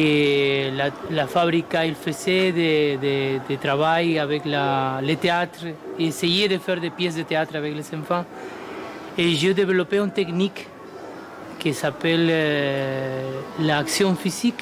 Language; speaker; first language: French; non-native, fluent; Spanish